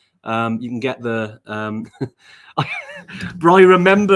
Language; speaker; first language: English; native; English